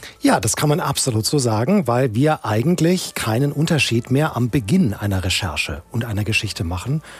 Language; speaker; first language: German; native; German